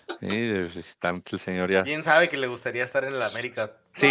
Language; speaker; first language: Spanish; native; Spanish